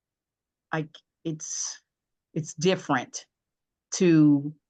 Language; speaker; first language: English; native; English